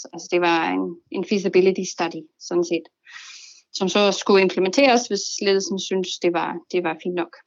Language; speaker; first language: Danish; non-native, fluent; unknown